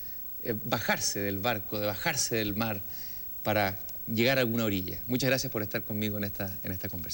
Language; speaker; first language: Spanish; native; Spanish